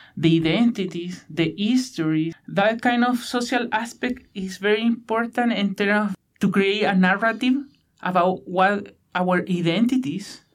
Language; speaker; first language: English; non-native, learner; Spanish